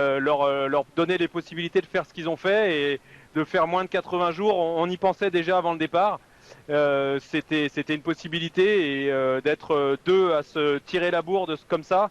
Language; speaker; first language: French; native; French